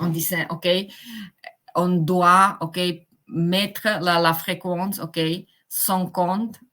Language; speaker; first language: French; non-native, fluent; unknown